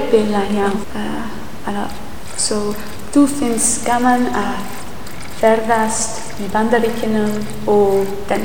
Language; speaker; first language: Icelandic; non-native, learner; English